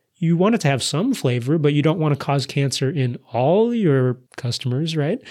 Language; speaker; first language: English; native; English